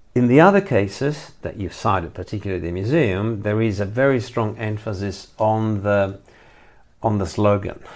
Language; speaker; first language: English; non-native, fluent; Italian